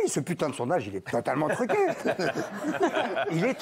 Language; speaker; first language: French; native; French